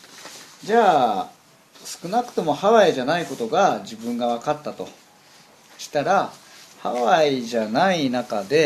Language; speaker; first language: Japanese; native; Japanese